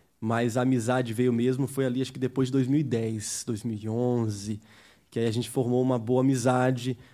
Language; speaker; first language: Portuguese; early bilingual, heritage; Portuguese